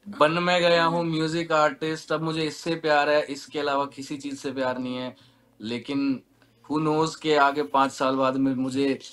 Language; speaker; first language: Hindi; native; Hindi